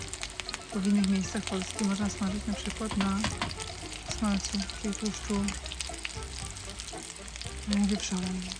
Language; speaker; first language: Polish; native; Polish